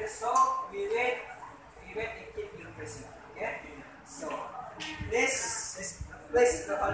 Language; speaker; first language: English; non-native, learner; Indonesian